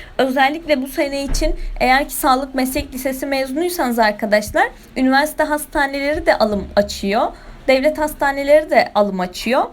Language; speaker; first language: Turkish; native; Turkish